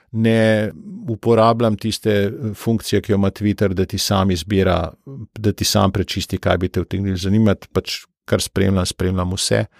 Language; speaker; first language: Slovenian; native; Slovenian